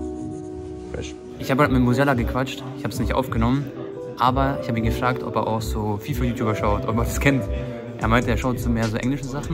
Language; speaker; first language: German; native; German